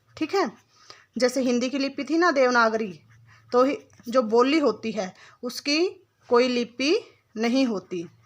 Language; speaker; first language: Hindi; native; Hindi